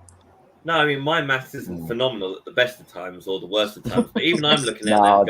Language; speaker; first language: English; native; English